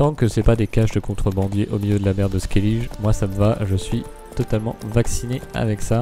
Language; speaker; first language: French; native; French